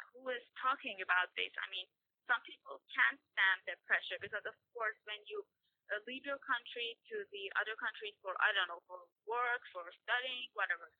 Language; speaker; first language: English; non-native, fluent; Persian